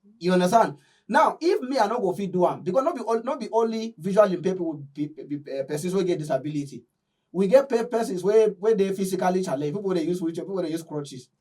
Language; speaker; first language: Nigerian Pidgin; non-native, local second language; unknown